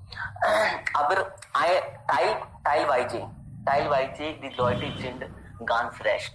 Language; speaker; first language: German; non-native, learner; Hindi